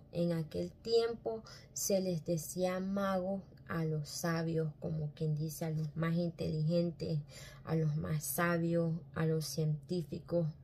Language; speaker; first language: Spanish; native; Spanish